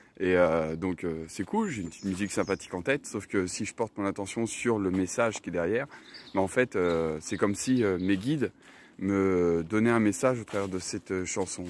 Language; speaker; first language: French; native; French